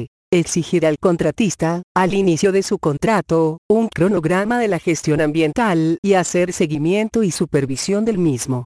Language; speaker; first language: Spanish; native; Spanish